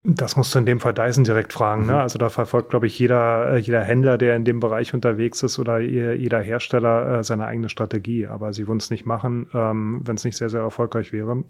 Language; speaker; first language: German; native; German